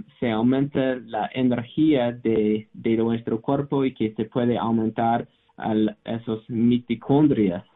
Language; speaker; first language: Spanish; non-native, learner; English